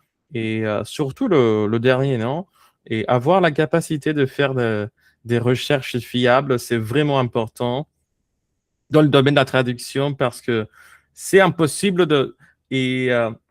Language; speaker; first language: French; non-native, fluent; Spanish